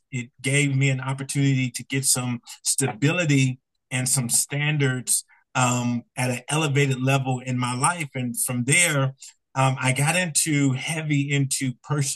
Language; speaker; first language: English; native; English